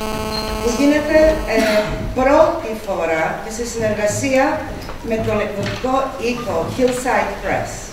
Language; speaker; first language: Greek; native; Greek